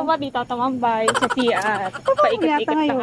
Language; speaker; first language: Filipino; native; Filipino